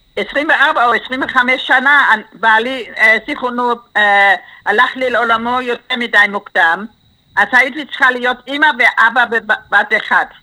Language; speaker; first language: Hebrew; non-native, fluent; German